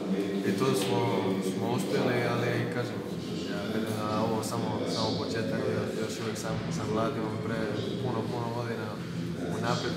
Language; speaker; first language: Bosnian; non-native, learner; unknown